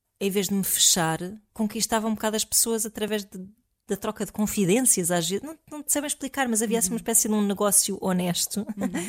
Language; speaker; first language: Portuguese; native; Portuguese